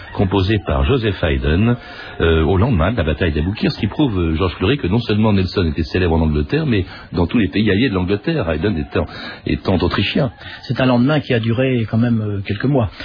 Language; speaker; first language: French; native; French